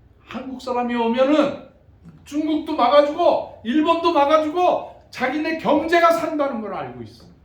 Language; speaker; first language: Korean; native; Korean